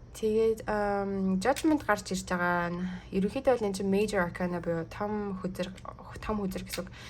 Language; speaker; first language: Mongolian; early bilingual, heritage; Mongolian